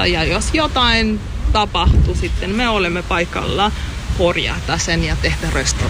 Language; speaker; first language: Finnish; non-native, learner; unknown